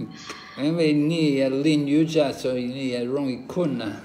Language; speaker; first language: Chinese; non-native, learner; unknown